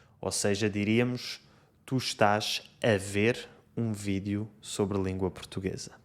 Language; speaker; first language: Portuguese; native; Portuguese